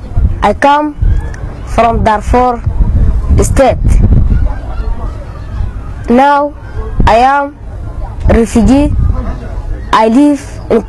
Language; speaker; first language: English; non-native, learner; Arabic